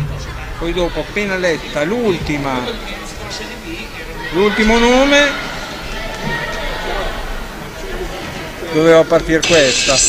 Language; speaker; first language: Italian; native; Italian